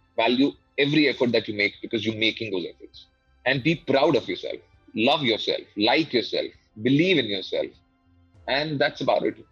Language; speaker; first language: English; non-native, local second language; Hindi